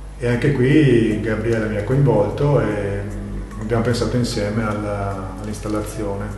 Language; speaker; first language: Italian; native; Italian